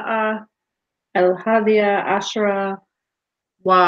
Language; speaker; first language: Arabic; non-native, learner; English